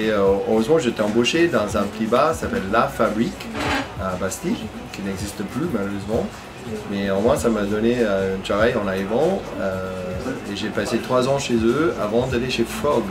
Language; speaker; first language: French; non-native, fluent; English